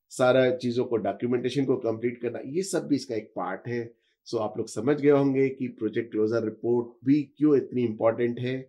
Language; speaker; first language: Hindi; native; Hindi